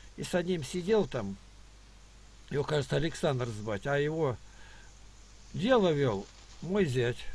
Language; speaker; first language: Russian; native; Russian